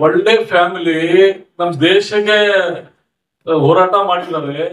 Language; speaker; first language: Kannada; non-native, local second language; Urdu